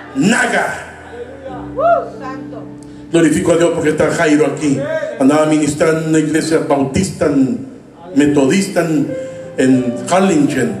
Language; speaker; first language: Spanish; native; Spanish